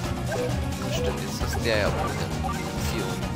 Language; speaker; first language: German; native; German